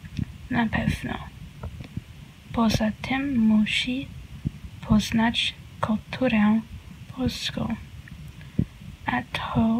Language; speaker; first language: Polish; non-native, learner; English